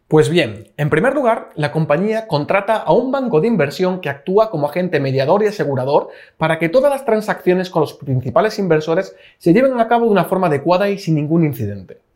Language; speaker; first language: Spanish; native; Spanish